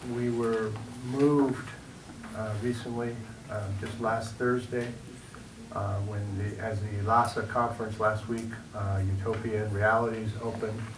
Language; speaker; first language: English; native; English